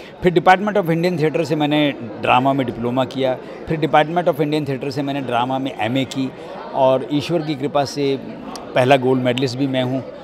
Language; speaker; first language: Hindi; non-native, local second language; Punjabi